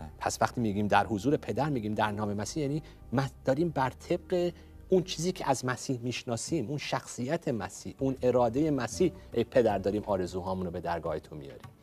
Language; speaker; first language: Persian; native; Persian